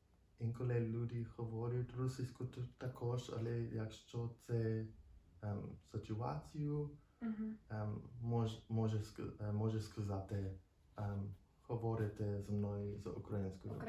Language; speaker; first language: Ukrainian; non-native, learner; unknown